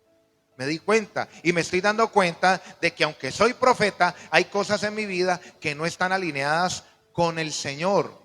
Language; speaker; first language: Spanish; native; Spanish